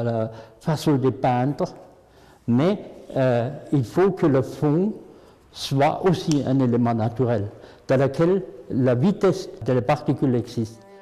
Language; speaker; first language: French; non-native, fluent; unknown